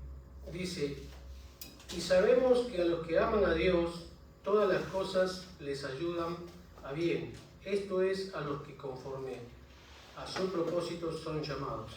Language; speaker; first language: Spanish; native; Spanish